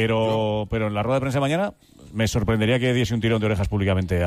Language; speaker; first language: Spanish; native; Spanish